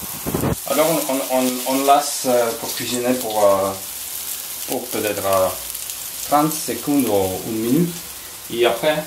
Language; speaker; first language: French; non-native, learner; Russian